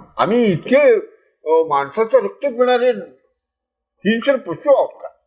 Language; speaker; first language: Marathi; non-native, local second language; Urdu